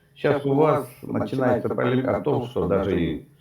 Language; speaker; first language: Russian; native; Russian